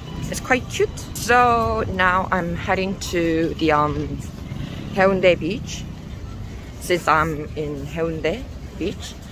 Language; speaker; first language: English; non-native, fluent; Korean